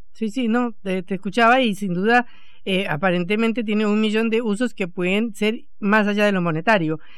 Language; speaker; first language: Spanish; native; Spanish